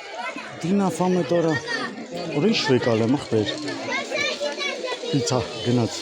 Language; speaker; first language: Greek; non-native, fluent; Armenian